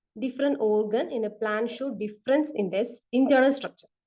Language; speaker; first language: English; non-native, local second language; Malayalam